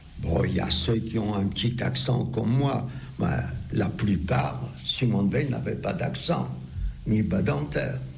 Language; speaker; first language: French; non-native, fluent; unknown